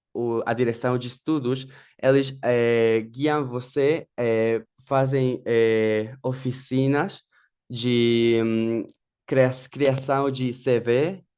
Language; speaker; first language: Portuguese; non-native, fluent; Spanish